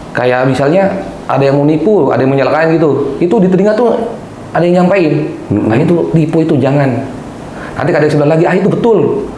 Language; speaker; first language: Indonesian; native; Indonesian